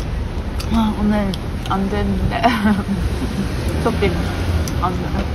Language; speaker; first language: Korean; non-native, learner; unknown